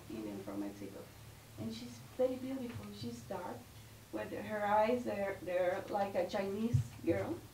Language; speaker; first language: English; non-native, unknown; Spanish